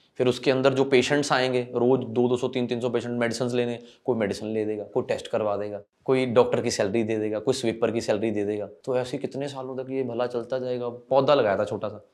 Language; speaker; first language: Hindi; non-native, local second language; Punjabi